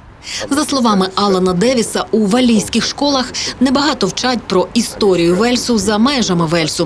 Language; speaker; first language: Ukrainian; native; Ukrainian